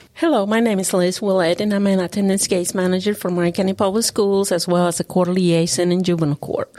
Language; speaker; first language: English; non-native, fluent; Spanish